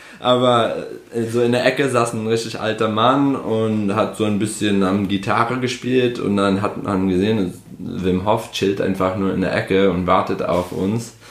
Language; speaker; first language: German; non-native, fluent; English